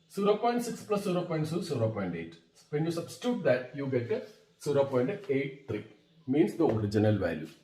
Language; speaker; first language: English; non-native, local second language; Malayalam